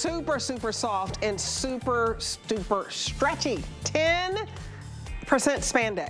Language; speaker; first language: English; native; English